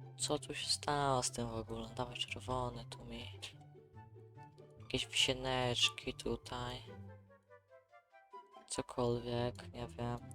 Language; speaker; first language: Polish; native; Polish